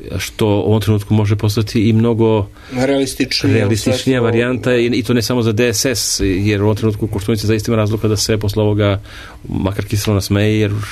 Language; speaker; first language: Serbian; native; Serbian